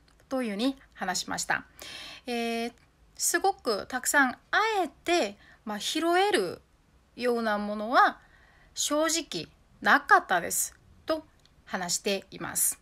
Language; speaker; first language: Japanese; non-native, fluent; Korean